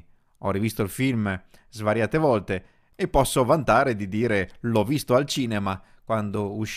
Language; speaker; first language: Italian; native; Italian